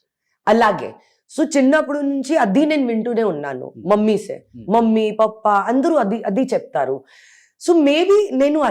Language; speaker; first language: Telugu; non-native, fluent; Hindi